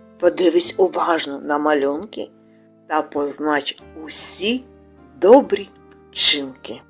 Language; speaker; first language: Ukrainian; native; Ukrainian